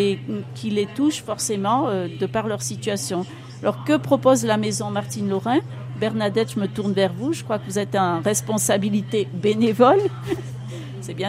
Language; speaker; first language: French; native; French